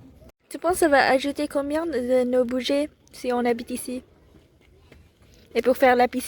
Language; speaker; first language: French; non-native, learner; Indonesian